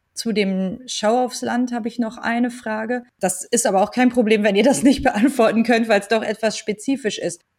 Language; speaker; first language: German; native; German